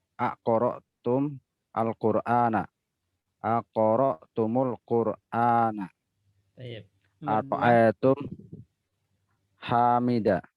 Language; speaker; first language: Arabic; non-native, learner; Indonesian